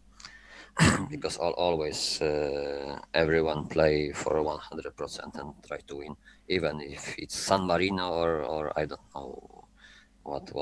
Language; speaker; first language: English; non-native, learner; Polish